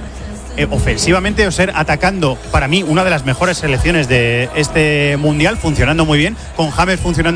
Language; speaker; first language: Spanish; native; Spanish